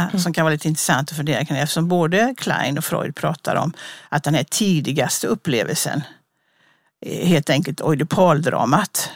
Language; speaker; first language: Swedish; native; Swedish